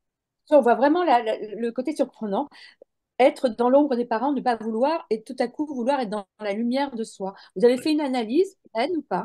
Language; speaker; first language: French; native; French